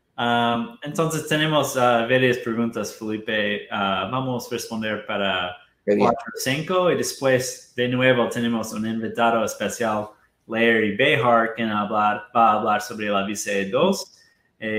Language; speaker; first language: Spanish; non-native, fluent; Portuguese